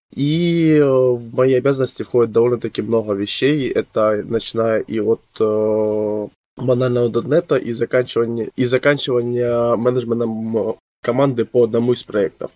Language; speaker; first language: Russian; native; Russian